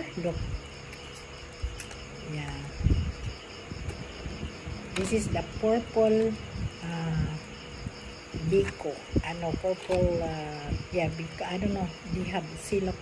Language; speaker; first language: English; non-native, local second language; Cebuano